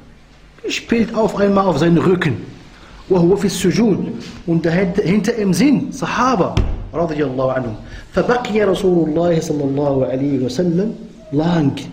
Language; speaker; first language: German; non-native, fluent; Arabic